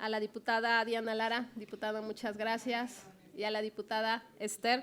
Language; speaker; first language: Spanish; native; Spanish